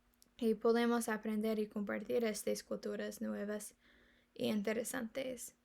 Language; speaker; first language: Spanish; non-native, learner; English